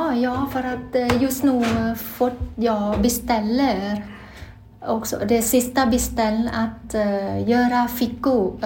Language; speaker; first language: Swedish; non-native, learner; Thai